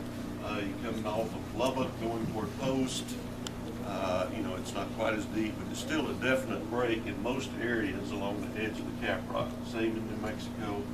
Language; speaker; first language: English; native; English